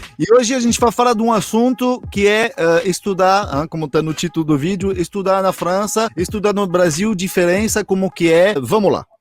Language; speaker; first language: Portuguese; non-native, fluent; French